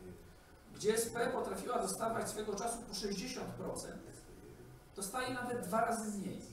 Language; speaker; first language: Polish; native; Polish